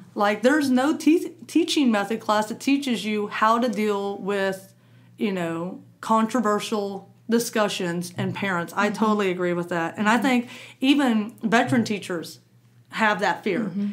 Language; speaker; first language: English; native; English